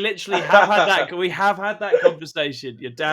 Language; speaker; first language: English; native; English